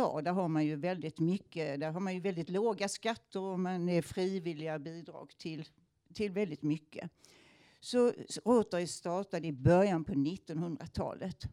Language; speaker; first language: Swedish; native; Swedish